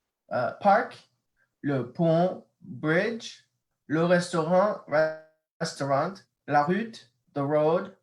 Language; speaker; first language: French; non-native, fluent; English